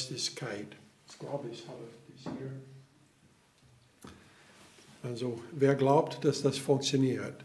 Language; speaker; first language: German; non-native, fluent; English